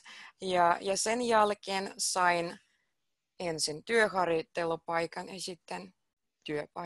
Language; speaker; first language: Finnish; non-native, fluent; Russian